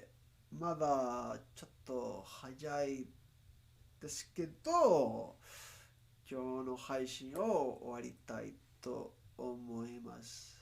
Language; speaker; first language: Japanese; non-native, learner; Spanish